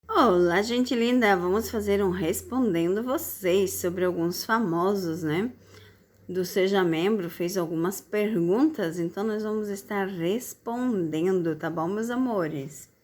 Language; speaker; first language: Portuguese; native; Portuguese